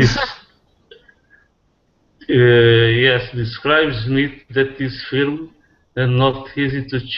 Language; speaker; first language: English; non-native, learner; Portuguese